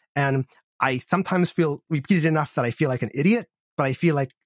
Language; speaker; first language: English; native; English